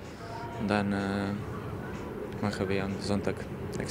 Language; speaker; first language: German; non-native, learner; Serbian